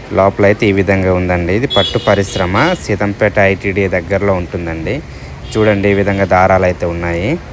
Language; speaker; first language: Telugu; native; Telugu